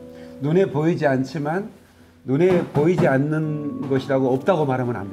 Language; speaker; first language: Korean; native; Korean